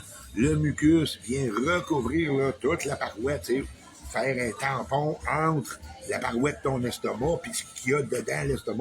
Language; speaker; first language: French; native; French